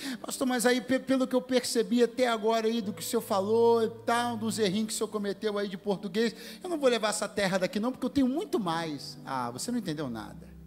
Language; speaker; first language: Portuguese; native; Portuguese